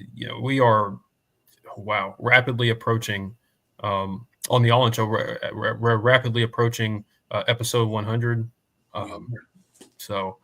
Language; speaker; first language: English; native; English